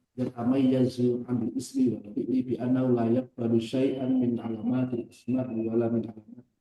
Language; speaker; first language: Arabic; non-native, learner; Indonesian